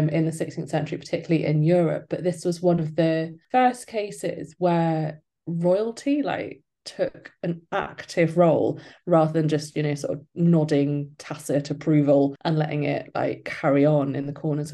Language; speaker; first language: English; native; English